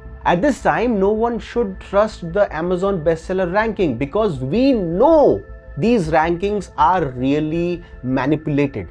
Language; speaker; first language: English; non-native, local second language; Hindi